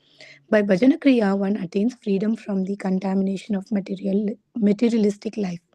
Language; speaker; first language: English; non-native, fluent; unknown